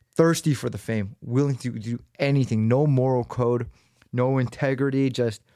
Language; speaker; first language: English; native; English